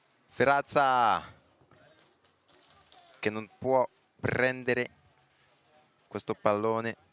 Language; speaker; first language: Italian; non-native, fluent; French